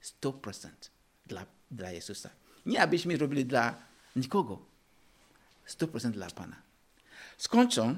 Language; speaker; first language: Polish; non-native, learner; Ukrainian